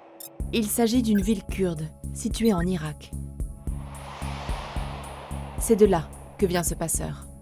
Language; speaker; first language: French; native; French